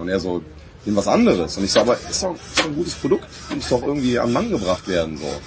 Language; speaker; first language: German; native; German